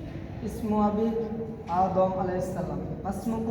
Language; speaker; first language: Arabic; non-native, learner; Bangla